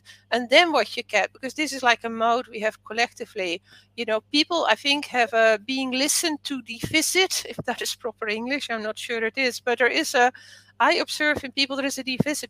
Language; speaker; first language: English; non-native, fluent; Dutch